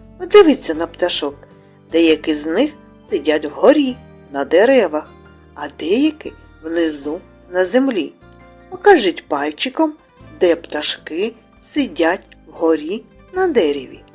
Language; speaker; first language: Ukrainian; native; Ukrainian